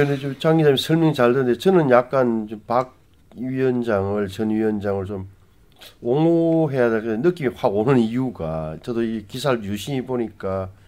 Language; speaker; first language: Korean; native; Korean